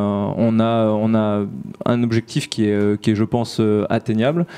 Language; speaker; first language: French; native; French